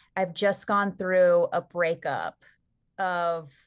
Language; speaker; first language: English; native; English